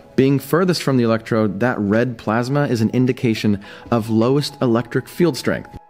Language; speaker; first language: English; native; English